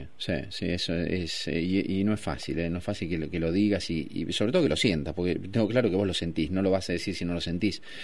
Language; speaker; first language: Spanish; native; Spanish